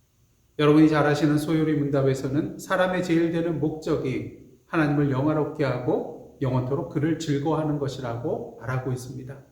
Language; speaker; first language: Korean; native; Korean